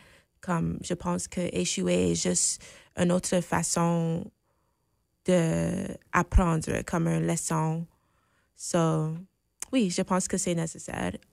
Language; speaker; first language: French; non-native, fluent; English